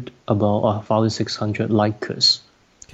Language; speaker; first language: English; non-native, local second language; Cantonese